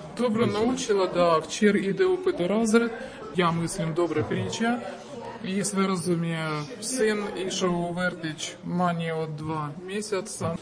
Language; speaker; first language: Croatian; non-native, learner; Ukrainian